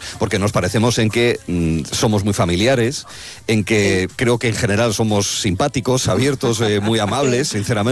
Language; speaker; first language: Spanish; native; Spanish